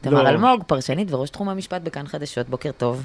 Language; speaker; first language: Hebrew; native; Hebrew